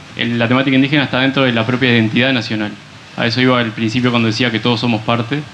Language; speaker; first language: Spanish; native; Spanish